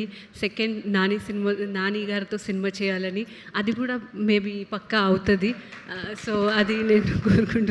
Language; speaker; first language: Telugu; non-native, local second language; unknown